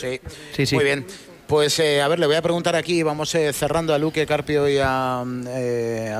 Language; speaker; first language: Spanish; native; Spanish